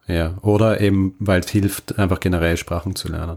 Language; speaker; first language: German; native; German